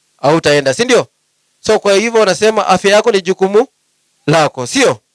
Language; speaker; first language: Swahili; non-native, local second language; Luyia